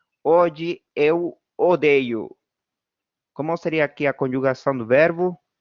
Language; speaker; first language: Portuguese; non-native, fluent; Spanish